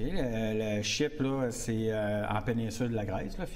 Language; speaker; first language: French; native; French